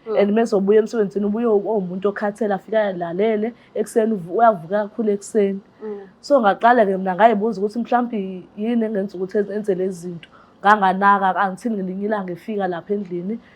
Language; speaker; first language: Zulu; native; Zulu